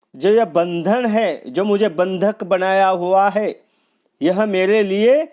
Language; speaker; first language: Hindi; non-native, local second language; Marathi